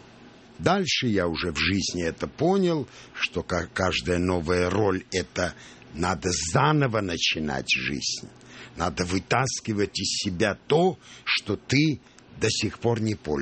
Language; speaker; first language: Russian; non-native, local second language; Armenian